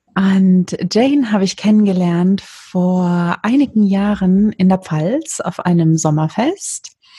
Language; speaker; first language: German; native; German